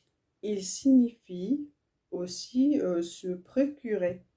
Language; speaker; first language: French; non-native, learner; Tigrinya